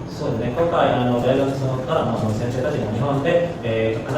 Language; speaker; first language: Japanese; non-native, learner; Indonesian